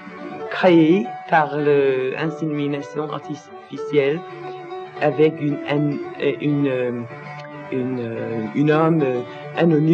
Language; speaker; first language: French; non-native, learner; Danish